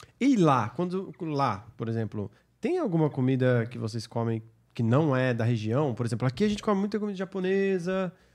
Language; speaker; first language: Portuguese; native; Portuguese